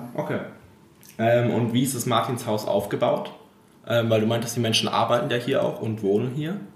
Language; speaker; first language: German; native; German